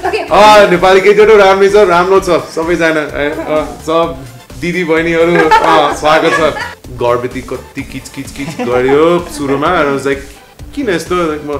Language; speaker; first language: Nepali; non-native, learner; English